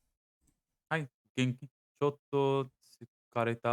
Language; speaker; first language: Japanese; non-native, learner; English